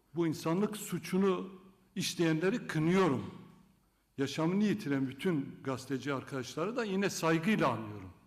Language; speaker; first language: Turkish; non-native, local second language; Kurdish